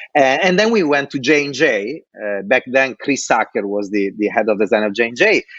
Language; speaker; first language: English; non-native, fluent; Italian